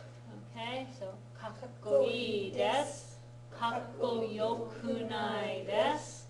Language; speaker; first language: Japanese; non-native, fluent; English